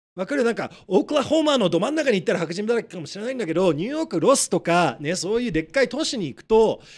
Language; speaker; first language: Japanese; native; Japanese